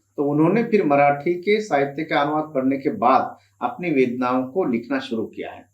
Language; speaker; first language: Hindi; non-native, local second language; Marathi